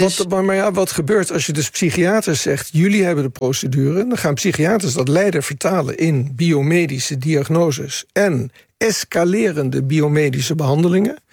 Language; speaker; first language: Dutch; native; Dutch